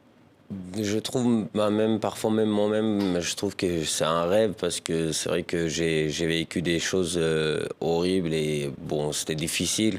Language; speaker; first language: French; early bilingual, other home language; Persian